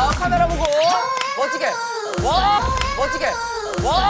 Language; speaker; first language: Korean; native; Korean